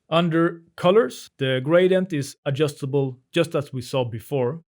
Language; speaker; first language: English; non-native, fluent; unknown